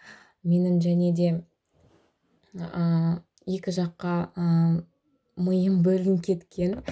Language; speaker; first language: Kazakh; non-native, local second language; Russian